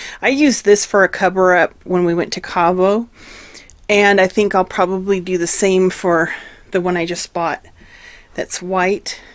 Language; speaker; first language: English; native; English